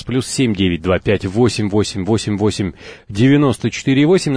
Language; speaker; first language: Russian; native; Russian